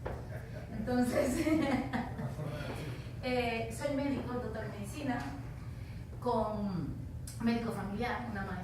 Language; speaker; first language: Spanish; native; Spanish